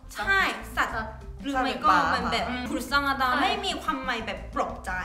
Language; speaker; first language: Thai; non-native, fluent; Korean